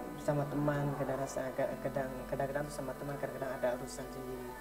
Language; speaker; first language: Indonesian; non-native, learner; Eastern Cham